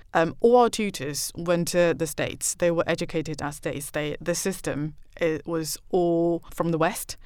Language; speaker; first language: English; non-native, fluent; Chinese